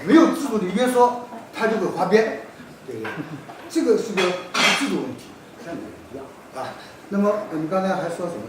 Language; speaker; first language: Chinese; native; Chinese